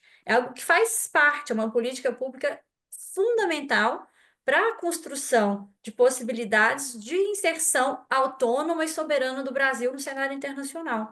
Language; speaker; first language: Portuguese; native; Portuguese